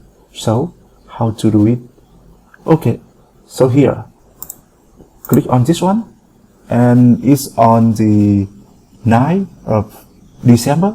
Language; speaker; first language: English; non-native, fluent; Vietnamese